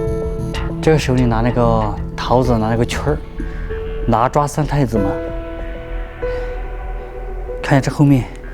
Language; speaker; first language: Chinese; native; Chinese